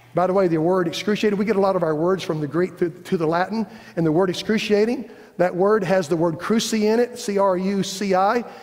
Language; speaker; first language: English; native; English